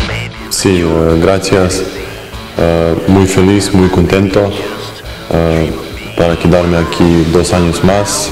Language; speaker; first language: Spanish; non-native, fluent; Serbian